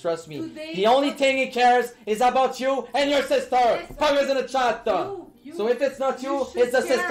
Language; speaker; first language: English; non-native, fluent; French